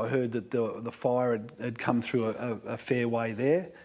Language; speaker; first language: English; non-native, learner; Pashto